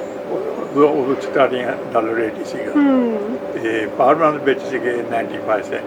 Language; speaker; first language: Punjabi; native; Punjabi